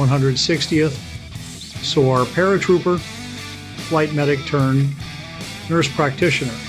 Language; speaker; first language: English; native; English